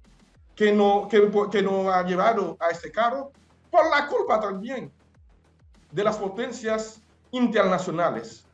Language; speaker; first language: Spanish; non-native, fluent; Haitian Creole